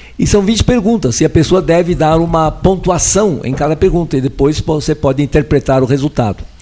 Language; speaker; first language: Portuguese; early bilingual, other home language; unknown